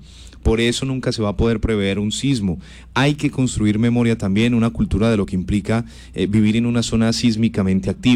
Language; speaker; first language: Spanish; native; Spanish